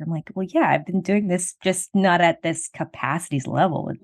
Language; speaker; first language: English; native; English